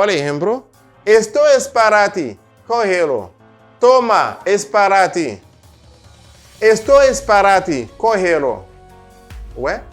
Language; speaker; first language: Spanish; non-native, fluent; Haitian Creole